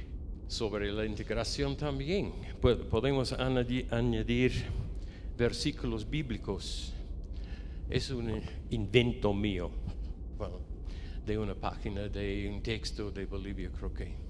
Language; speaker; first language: Spanish; non-native, fluent; English